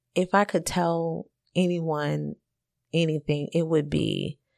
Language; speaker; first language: English; native; English